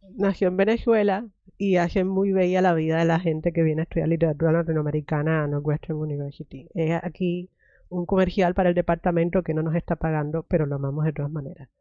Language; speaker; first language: Spanish; native; Spanish